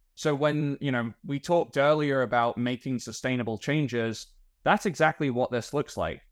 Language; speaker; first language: English; native; English